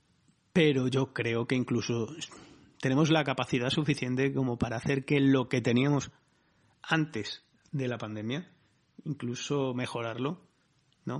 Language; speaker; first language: Spanish; native; Spanish